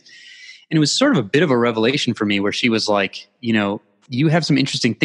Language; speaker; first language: English; native; English